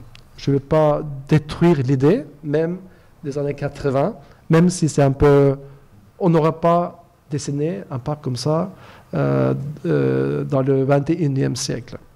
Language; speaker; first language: French; non-native, fluent; Norwegian